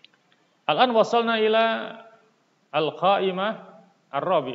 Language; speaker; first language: Arabic; non-native, fluent; Indonesian